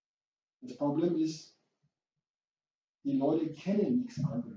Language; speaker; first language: German; non-native, fluent; English